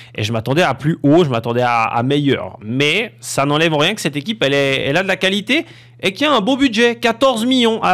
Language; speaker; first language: French; native; French